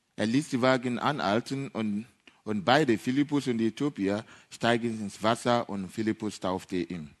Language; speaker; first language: German; non-native, fluent; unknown